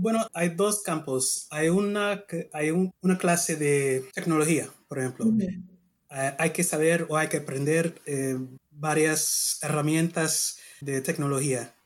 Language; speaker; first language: Spanish; non-native, learner; English